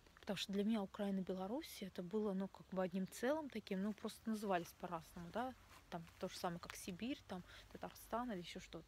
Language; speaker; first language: Russian; native; Russian